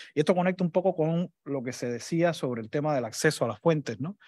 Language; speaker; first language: Spanish; native; Spanish